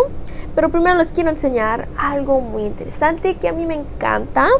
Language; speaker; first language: Spanish; early bilingual, heritage; Spanish